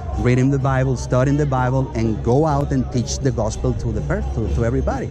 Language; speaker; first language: English; non-native, fluent; Spanish